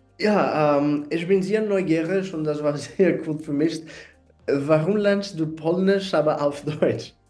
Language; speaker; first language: German; non-native, learner; Portuguese